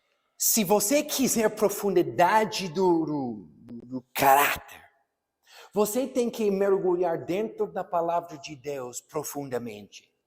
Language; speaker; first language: Portuguese; non-native, fluent; English